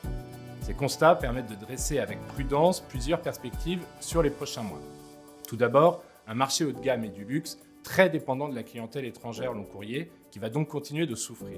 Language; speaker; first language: French; native; French